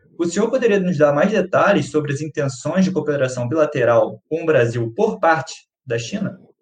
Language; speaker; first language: Portuguese; native; Portuguese